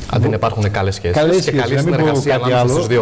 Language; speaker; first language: Greek; native; Greek